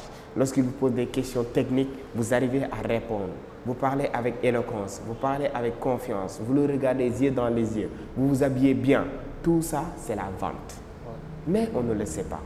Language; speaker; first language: French; non-native, local second language; Wolof